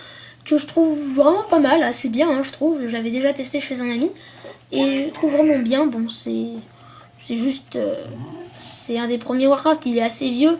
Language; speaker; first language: French; native; French